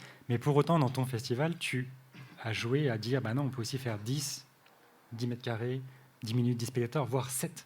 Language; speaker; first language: French; native; French